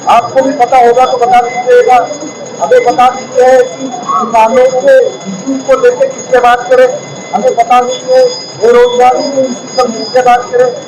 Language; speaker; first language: Hindi; non-native, local second language; Marathi